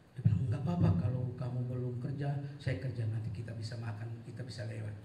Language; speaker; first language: Indonesian; non-native, local second language; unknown